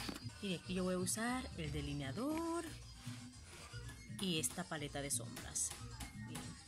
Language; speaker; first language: Spanish; native; Spanish